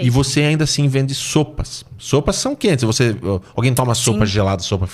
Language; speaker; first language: Portuguese; native; Portuguese